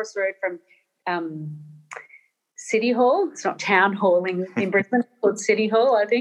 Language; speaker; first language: English; native; English